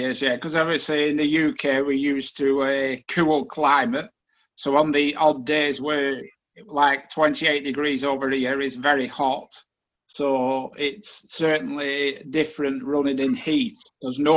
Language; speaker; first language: English; native; English